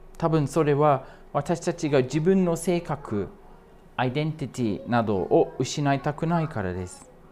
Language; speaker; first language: Japanese; non-native, fluent; English